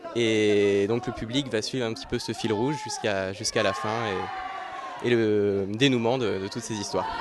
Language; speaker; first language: French; native; French